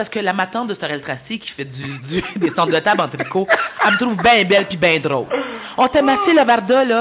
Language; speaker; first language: French; native; French